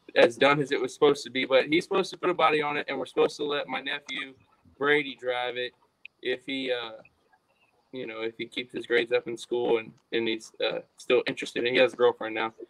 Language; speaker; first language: English; native; English